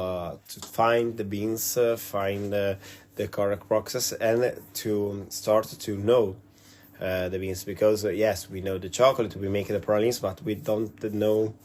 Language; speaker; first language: English; non-native, learner; Italian